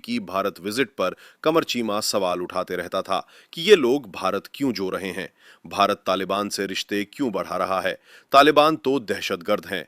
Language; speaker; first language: Hindi; native; Hindi